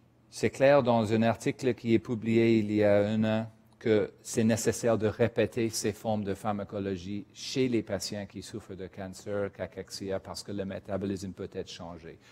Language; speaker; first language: French; non-native, fluent; English